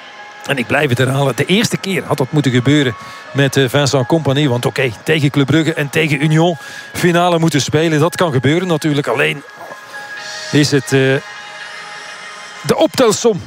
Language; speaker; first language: Dutch; native; Dutch